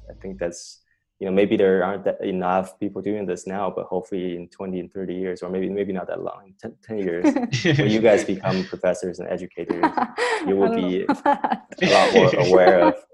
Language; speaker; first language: English; non-native, fluent; Chinese